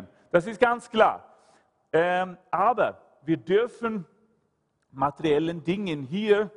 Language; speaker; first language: German; non-native, fluent; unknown